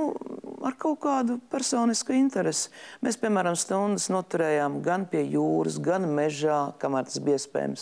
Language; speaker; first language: Latvian; native; Latvian